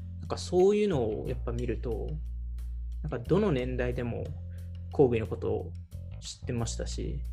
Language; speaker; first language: Japanese; early bilingual, heritage; Japanese